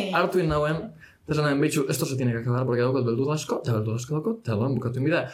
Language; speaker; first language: Basque; non-native, local second language; Spanish